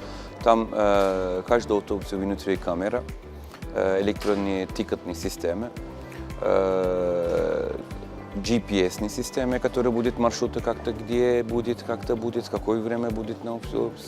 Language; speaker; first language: Russian; non-native, learner; Turkish